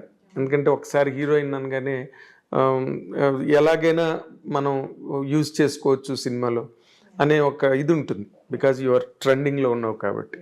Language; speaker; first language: Telugu; native; Telugu